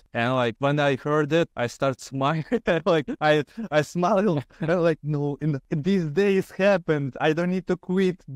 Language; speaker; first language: English; non-native, fluent; Ukrainian